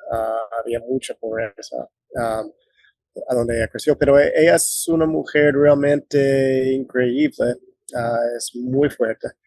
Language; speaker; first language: Spanish; non-native, fluent; English